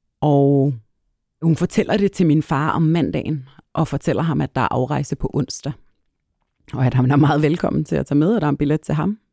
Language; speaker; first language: Danish; early bilingual, other home language; Arabic